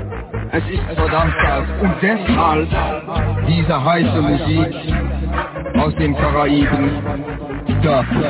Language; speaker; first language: German; non-native, learner; Dutch